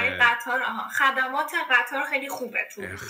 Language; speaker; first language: Persian; native; Persian